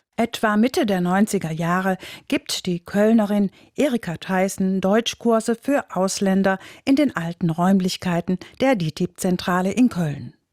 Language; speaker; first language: German; native; German